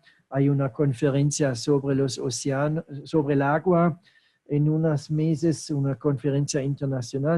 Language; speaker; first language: Spanish; non-native, fluent; German